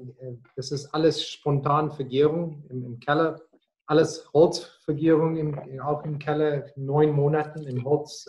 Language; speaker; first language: German; non-native, fluent; Afrikaans